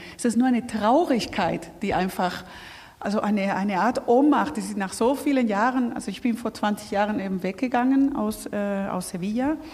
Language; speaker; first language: German; non-native, fluent; Spanish